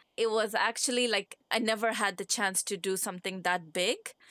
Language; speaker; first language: English; non-native, fluent; Persian